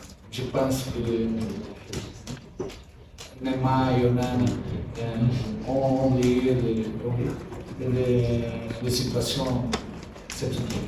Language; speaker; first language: French; non-native, learner; Portuguese